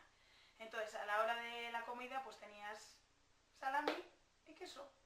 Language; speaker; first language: Spanish; native; Spanish